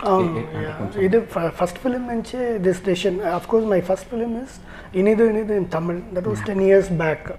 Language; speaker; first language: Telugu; non-native, learner; Tamil